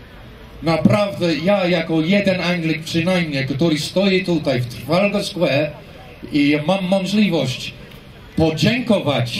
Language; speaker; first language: Polish; non-native, fluent; English